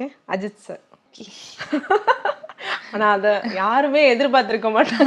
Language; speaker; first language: Tamil; native; Tamil